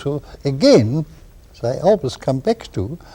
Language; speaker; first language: English; non-native, fluent; German